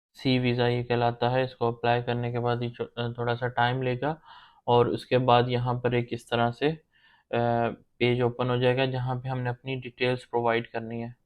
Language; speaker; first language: Urdu; non-native, local second language; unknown